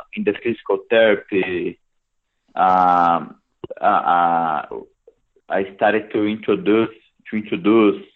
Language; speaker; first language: English; non-native, fluent; Portuguese